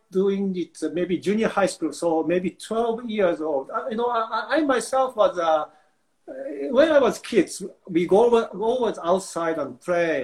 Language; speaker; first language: English; non-native, fluent; Japanese